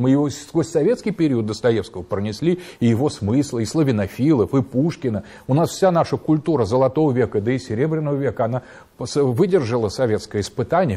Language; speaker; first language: Russian; native; Russian